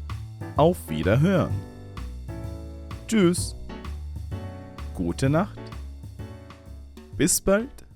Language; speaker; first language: German; non-native, fluent; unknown